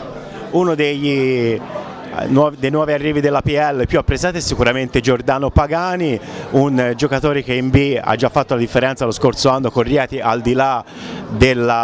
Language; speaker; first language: Italian; native; Italian